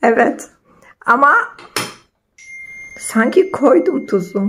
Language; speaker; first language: Turkish; non-native, fluent; Polish